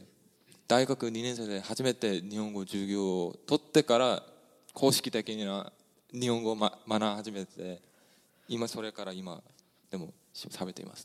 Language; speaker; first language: Japanese; non-native, fluent; Korean